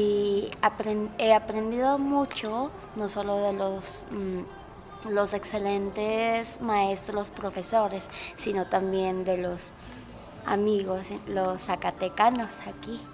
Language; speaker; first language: Spanish; non-native, fluent; Vietnamese